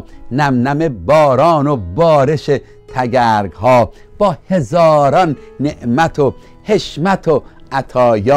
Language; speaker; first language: Persian; native; Persian